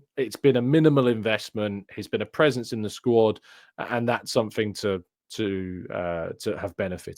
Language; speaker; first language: English; native; English